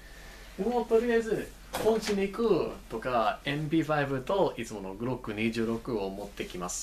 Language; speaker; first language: Japanese; non-native, learner; English